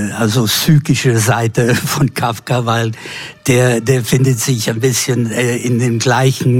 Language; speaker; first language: German; non-native, fluent; English